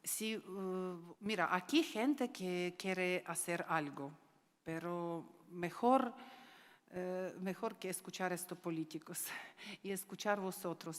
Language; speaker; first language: Spanish; non-native, learner; Ukrainian